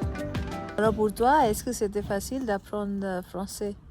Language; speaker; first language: French; non-native, fluent; Hindi